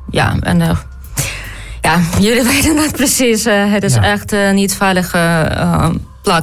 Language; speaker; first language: Dutch; non-native, learner; Ukrainian